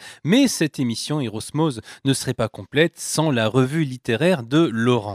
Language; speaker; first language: French; native; French